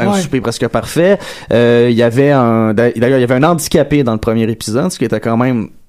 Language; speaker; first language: French; native; French